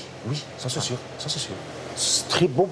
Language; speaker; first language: French; non-native, learner; Arabic